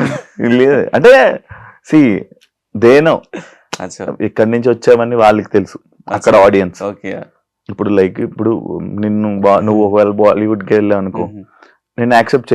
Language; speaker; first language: Telugu; native; Telugu